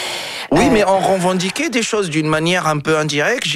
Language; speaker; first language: French; non-native, local second language; Arabic